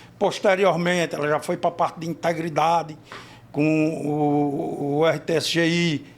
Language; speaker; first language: Portuguese; native; Portuguese